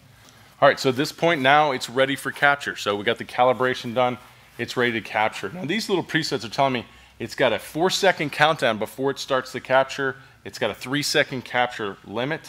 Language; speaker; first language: English; native; English